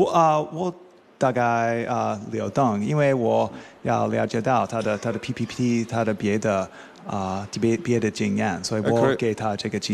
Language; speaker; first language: Chinese; non-native, learner; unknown